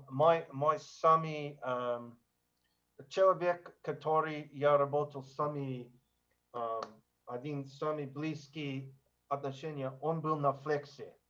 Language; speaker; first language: Russian; non-native, learner; English